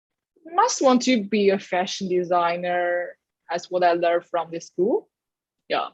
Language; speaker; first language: English; non-native, learner; Chinese